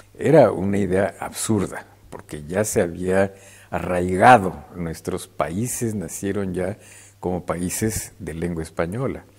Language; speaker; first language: Spanish; native; Spanish